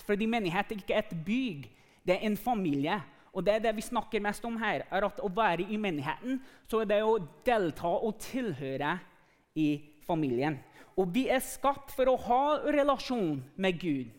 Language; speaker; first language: Norwegian; non-native, fluent; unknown